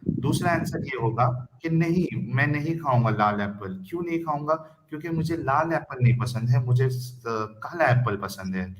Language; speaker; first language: Hindi; native; Hindi